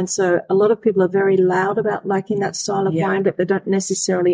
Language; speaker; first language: English; native; English